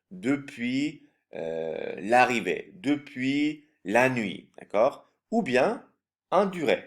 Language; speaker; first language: French; non-native, fluent; Turkish